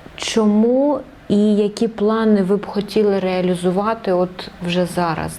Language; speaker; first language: Ukrainian; native; Ukrainian